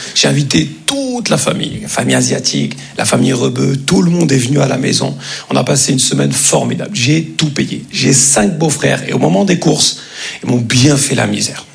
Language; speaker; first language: French; native; French